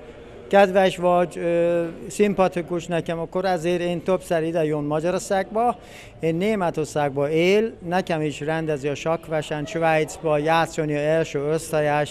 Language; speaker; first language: Hungarian; non-native, learner; Persian